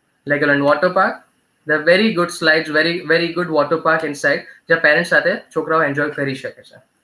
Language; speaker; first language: English; non-native, local second language; Gujarati